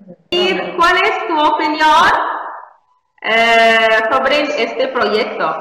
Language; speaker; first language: Spanish; non-native, fluent; Arabic